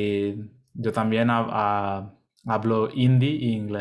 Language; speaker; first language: Spanish; non-native, learner; Hindi